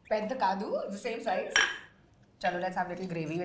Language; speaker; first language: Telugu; non-native, local second language; Hindi